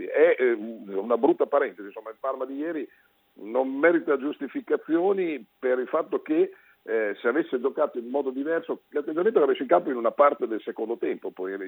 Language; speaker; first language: Italian; native; Italian